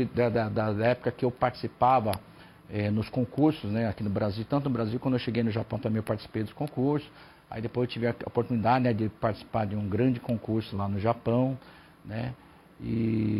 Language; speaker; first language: Portuguese; native; Portuguese